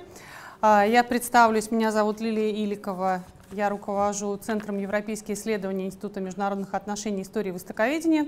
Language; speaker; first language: Russian; native; Russian